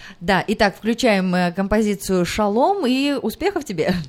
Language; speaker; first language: Russian; native; Russian